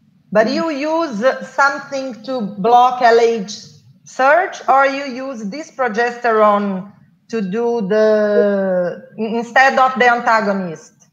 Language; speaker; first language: English; non-native, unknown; Portuguese